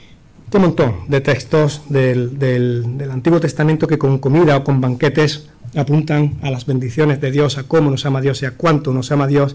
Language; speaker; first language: Spanish; native; Spanish